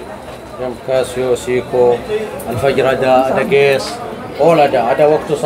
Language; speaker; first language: Indonesian; non-native, learner; Arabic